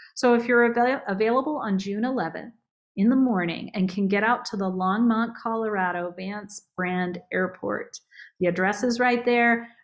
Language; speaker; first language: English; native; English